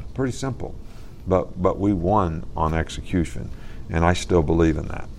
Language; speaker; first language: English; native; English